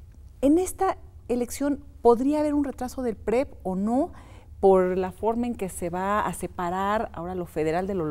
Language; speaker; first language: Spanish; native; Spanish